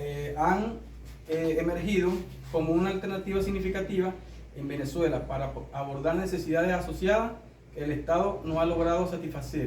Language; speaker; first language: Spanish; native; Spanish